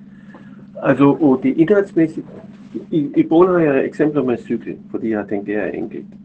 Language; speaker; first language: Danish; non-native, fluent; German